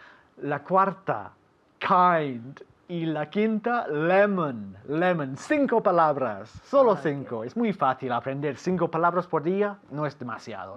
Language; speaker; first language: Spanish; non-native, fluent; English